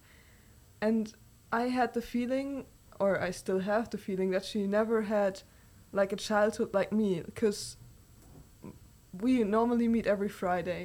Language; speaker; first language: English; non-native, fluent; German